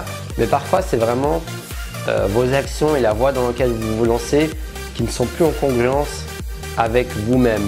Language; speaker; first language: French; native; French